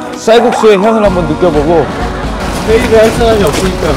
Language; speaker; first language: Korean; native; Korean